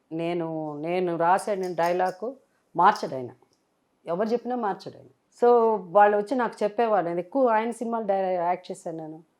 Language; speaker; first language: Telugu; native; Telugu